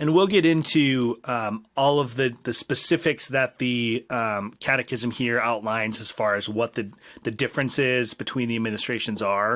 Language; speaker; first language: English; native; English